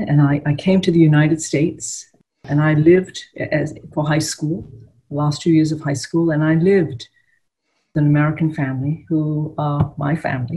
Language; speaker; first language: English; native; English